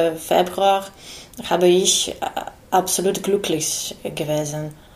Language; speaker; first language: German; non-native, learner; Ukrainian